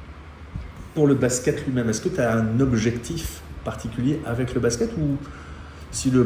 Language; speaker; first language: French; native; French